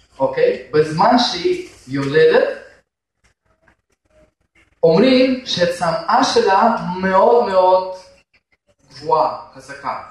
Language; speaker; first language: Hebrew; non-native, fluent; Russian